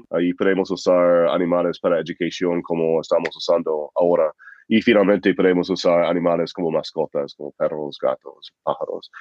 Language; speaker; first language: Spanish; non-native, fluent; English